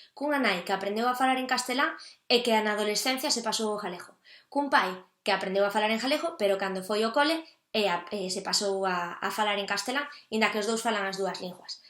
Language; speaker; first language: Galician; native; Galician